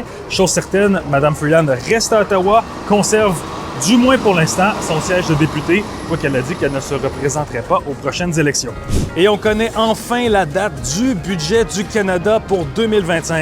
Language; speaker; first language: French; native; French